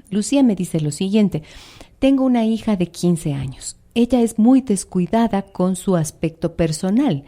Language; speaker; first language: Spanish; native; Spanish